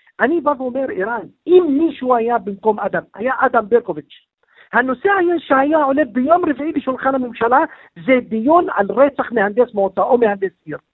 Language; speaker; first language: Hebrew; non-native, local second language; Arabic